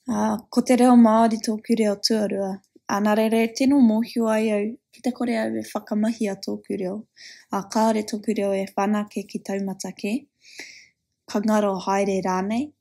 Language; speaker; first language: Māori; non-native, local second language; English